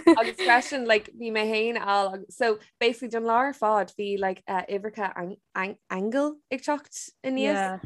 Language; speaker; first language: Irish; non-native, local second language; English